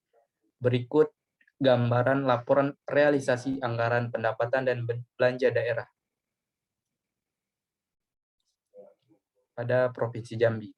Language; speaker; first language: Indonesian; native; Indonesian